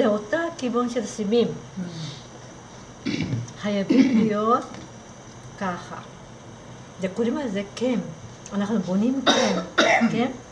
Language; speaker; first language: Hebrew; non-native, fluent; Russian